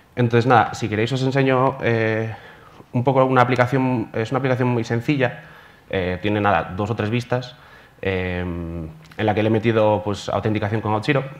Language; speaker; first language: Spanish; native; Spanish